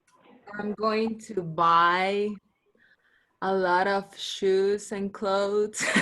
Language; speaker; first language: English; non-native, learner; Spanish